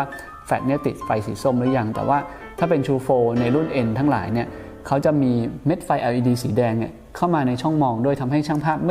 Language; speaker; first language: Thai; native; Thai